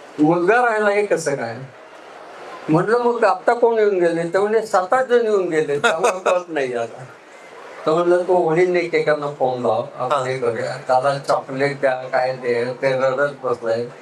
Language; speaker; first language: Marathi; native; Marathi